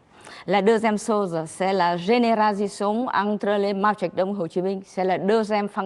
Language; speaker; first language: French; non-native, learner; Vietnamese